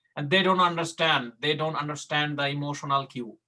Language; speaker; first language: English; non-native, local second language; Bangla